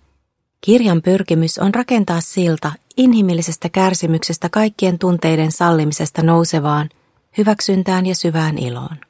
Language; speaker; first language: Finnish; native; Finnish